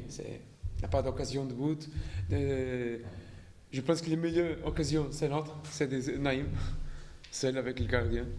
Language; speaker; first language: French; non-native, learner; Portuguese